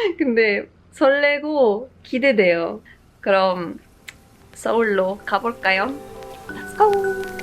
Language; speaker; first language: Korean; non-native, fluent; Swedish